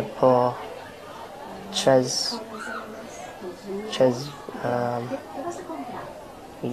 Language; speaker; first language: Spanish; non-native, learner; English